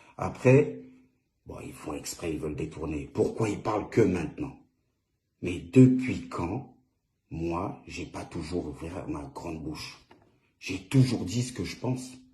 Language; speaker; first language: French; early bilingual, other home language; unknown